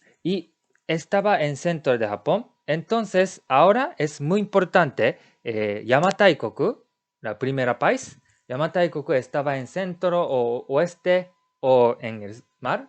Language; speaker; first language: Spanish; non-native, learner; Japanese